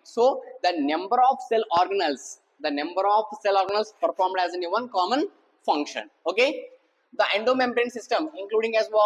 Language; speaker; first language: English; non-native, local second language; Telugu